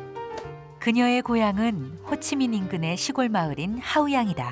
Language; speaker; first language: Korean; native; Korean